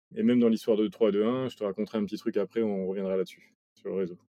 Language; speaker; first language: French; native; French